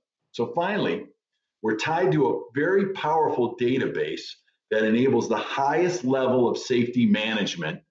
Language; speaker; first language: English; native; English